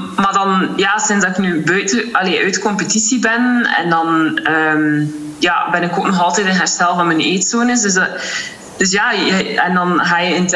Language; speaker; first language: Dutch; native; Dutch